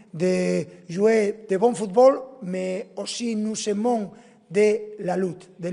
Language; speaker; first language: French; non-native, fluent; Spanish